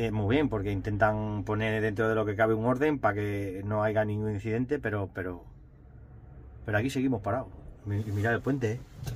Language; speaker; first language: Spanish; native; Spanish